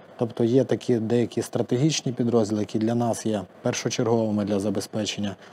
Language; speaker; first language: Ukrainian; native; Ukrainian